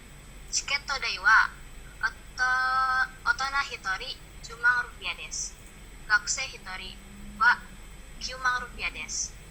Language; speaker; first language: Japanese; non-native, learner; Indonesian